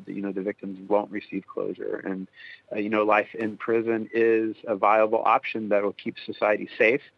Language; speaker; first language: English; native; English